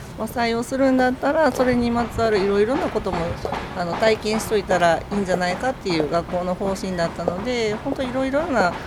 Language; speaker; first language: Japanese; native; Japanese